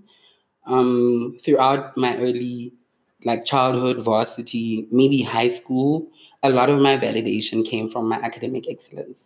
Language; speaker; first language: English; non-native, local second language; Tswana